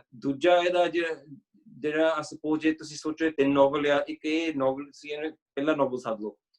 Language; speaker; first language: Punjabi; early bilingual, heritage; Punjabi